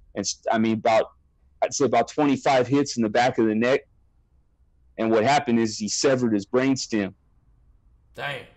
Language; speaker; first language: English; native; English